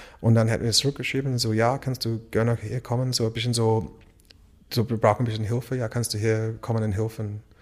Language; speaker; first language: German; non-native, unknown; English